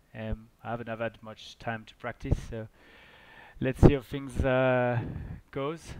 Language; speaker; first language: English; non-native, fluent; French